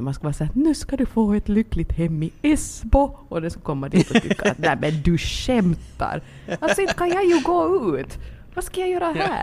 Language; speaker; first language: Swedish; native; Swedish